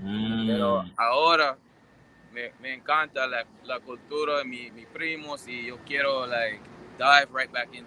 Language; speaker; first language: Spanish; non-native, learner; English